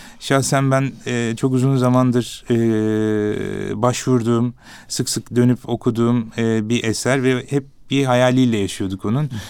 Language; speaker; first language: Turkish; native; Turkish